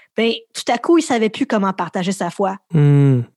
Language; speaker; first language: French; native; French